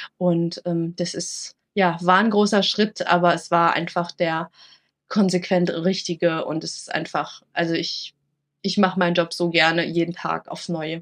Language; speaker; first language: German; early bilingual, other home language; Vietnamese